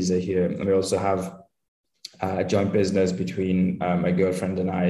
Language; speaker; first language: English; native; English